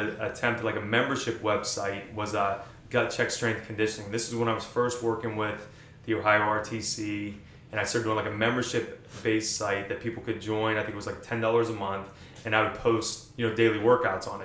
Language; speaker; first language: English; native; English